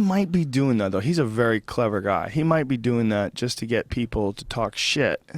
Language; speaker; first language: English; native; English